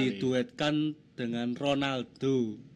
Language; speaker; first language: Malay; non-native, local second language; Javanese